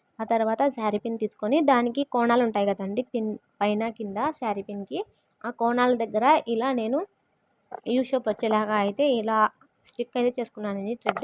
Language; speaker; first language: Telugu; non-native, local second language; Urdu